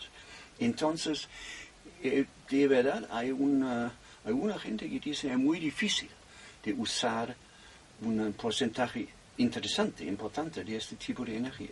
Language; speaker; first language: Spanish; non-native, fluent; German